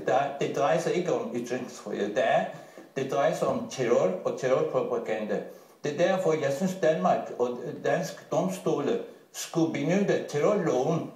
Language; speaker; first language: Danish; non-native, fluent; Turkish